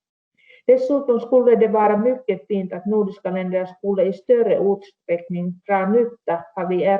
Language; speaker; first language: Swedish; non-native, local second language; Finnish